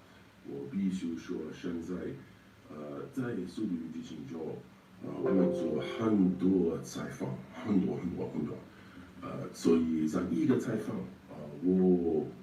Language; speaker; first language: Chinese; non-native, learner; English